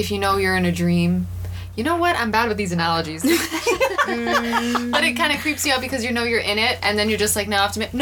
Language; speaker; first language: English; early bilingual, other home language; Albanian